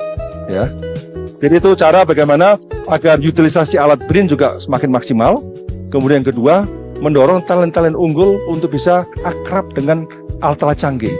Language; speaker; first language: Indonesian; native; Indonesian